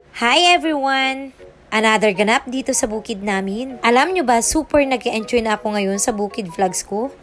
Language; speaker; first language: Filipino; non-native, local second language; Iloko